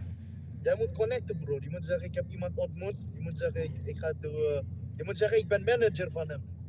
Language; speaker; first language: Dutch; non-native, learner; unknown